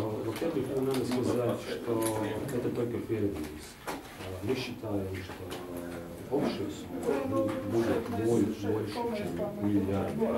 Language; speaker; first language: Russian; non-native, local second language; Latvian